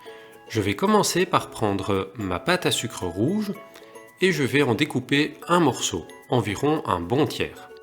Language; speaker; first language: French; native; French